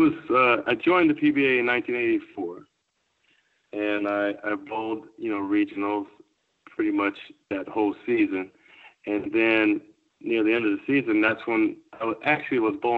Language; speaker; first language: English; native; English